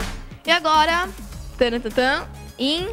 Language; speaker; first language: Portuguese; native; Portuguese